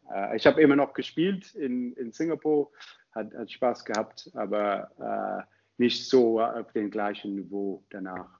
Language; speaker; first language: German; non-native, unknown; English